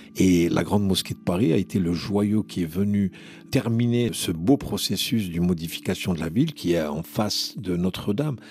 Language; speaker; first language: French; non-native, local second language; Arabic